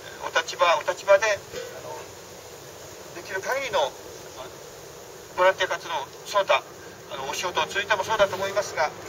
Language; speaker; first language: Japanese; native; Japanese